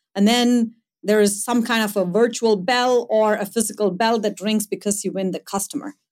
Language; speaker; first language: English; non-native, local second language; Tamil